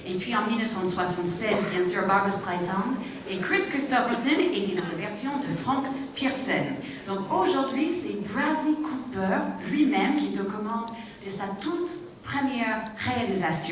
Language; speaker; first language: French; native; French